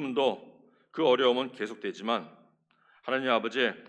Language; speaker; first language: Korean; native; Korean